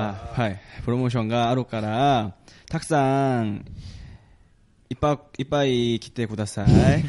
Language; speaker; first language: Japanese; non-native, learner; Korean